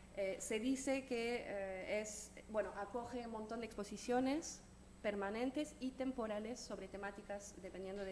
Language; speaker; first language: Spanish; non-native, fluent; French